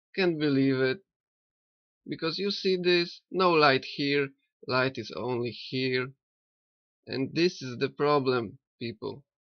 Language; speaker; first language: English; non-native, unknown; Polish